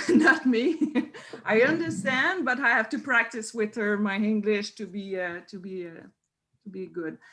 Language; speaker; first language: English; non-native, learner; French